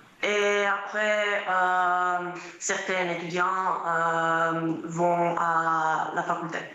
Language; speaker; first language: French; non-native, fluent; Croatian